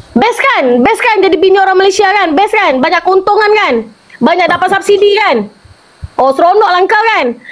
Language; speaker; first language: Malay; native; Malay